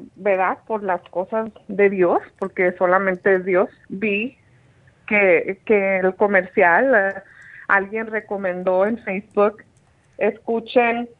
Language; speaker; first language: Spanish; native; Spanish